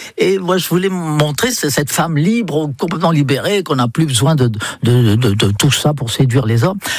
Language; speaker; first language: French; non-native, fluent; English